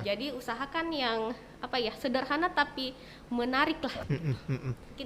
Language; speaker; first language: Indonesian; native; Indonesian